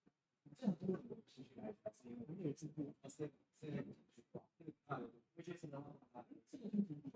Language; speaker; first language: Chinese; native; Chinese